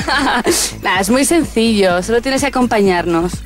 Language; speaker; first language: Spanish; native; Spanish